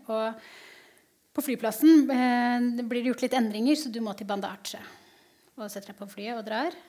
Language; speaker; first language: Norwegian; native; Norwegian